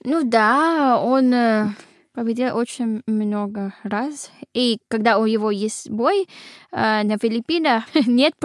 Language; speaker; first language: Russian; non-native, learner; Filipino